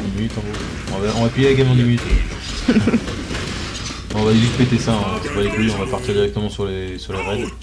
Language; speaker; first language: French; native; French